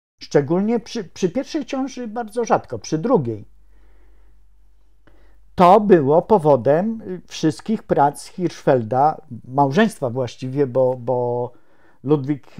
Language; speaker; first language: Polish; native; Polish